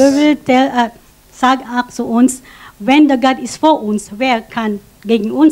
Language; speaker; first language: German; non-native, fluent; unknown